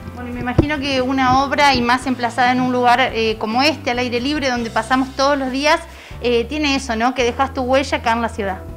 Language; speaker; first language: Spanish; native; Spanish